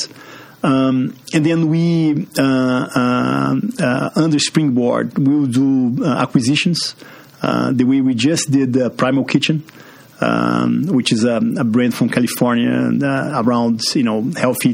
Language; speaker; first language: English; non-native, fluent; Portuguese